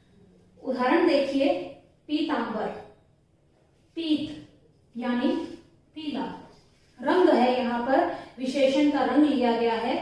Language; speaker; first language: Hindi; native; Hindi